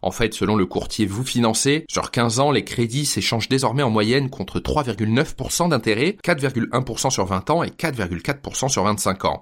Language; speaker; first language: French; native; French